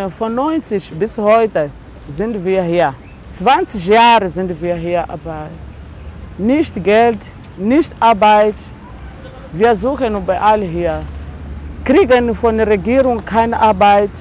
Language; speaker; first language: German; non-native, learner; Portuguese